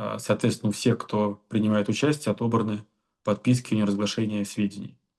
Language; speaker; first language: Russian; native; Russian